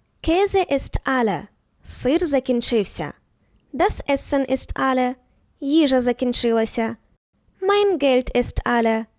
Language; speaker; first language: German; non-native, fluent; Ukrainian